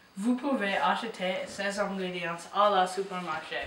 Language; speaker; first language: French; non-native, learner; English